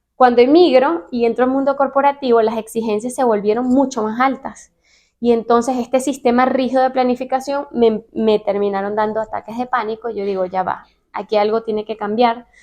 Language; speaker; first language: Spanish; native; Spanish